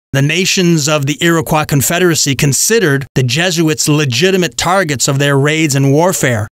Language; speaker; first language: English; native; English